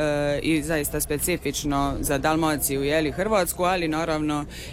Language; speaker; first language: Serbian; native; Serbian